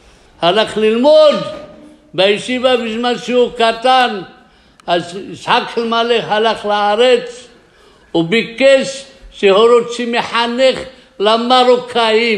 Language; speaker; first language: Hebrew; non-native, fluent; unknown